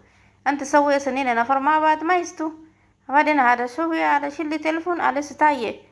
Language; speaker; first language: Arabic; non-native, learner; Oromo